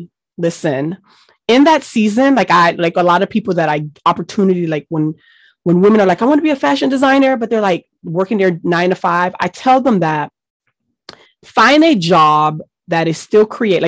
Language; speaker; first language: English; early bilingual, other home language; Haitian Creole